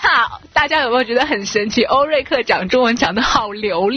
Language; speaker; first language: Chinese; native; Chinese